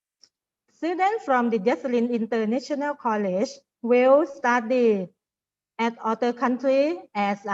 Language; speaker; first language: English; non-native, learner; Thai